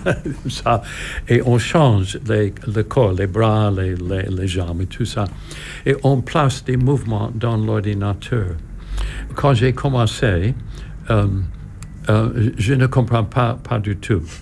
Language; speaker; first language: French; non-native, learner; English